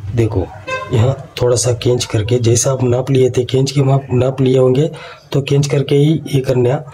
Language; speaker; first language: Hindi; non-native, local second language; Kannada